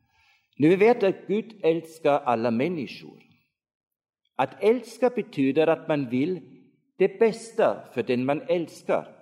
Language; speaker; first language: Swedish; non-native, fluent; German